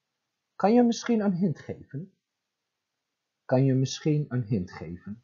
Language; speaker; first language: Dutch; non-native, fluent; Turkish